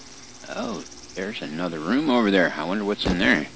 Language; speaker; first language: English; native; English